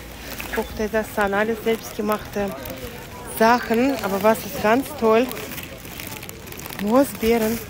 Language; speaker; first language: German; non-native, fluent; Latvian